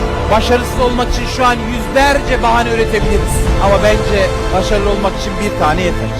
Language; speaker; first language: Turkish; native; Turkish